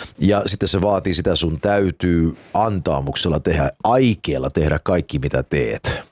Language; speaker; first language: Finnish; early bilingual, heritage; Finnish